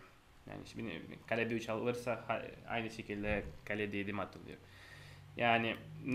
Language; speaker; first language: Turkish; non-native, fluent; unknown